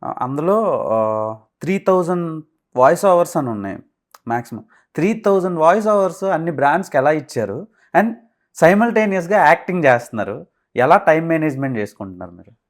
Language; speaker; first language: Telugu; native; Telugu